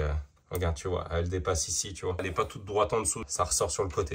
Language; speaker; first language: French; native; French